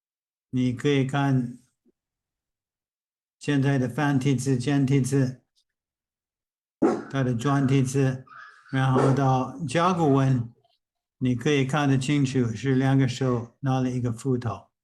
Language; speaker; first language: Chinese; non-native, fluent; English